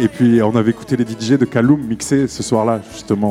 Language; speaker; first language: French; native; French